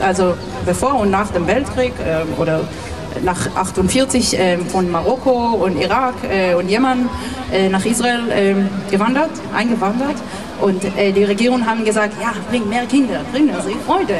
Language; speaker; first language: German; non-native, fluent; Hebrew